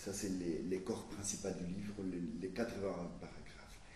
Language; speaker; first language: French; non-native, fluent; Spanish